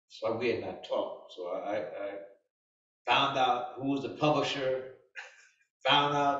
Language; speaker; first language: English; native; English